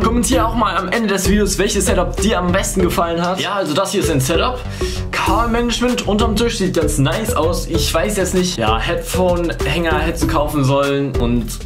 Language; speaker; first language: German; native; German